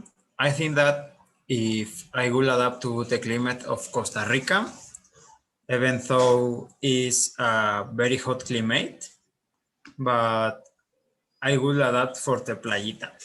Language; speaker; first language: English; non-native, learner; Spanish